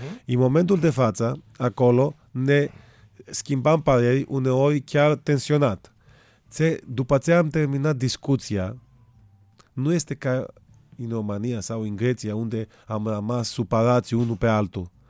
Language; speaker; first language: Romanian; non-native, fluent; Greek